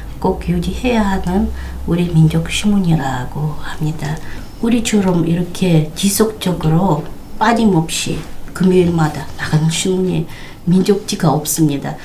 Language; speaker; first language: Korean; early bilingual, heritage; Korean